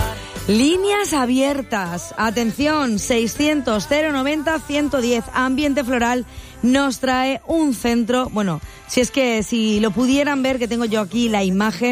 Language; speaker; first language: Spanish; native; Spanish